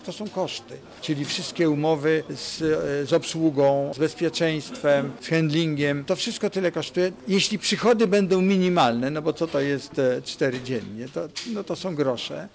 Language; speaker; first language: Polish; native; Polish